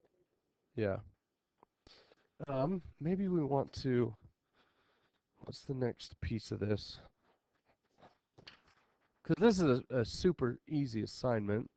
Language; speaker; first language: English; native; English